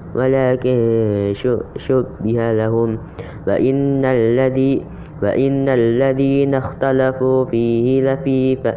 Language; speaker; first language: Arabic; non-native, learner; Indonesian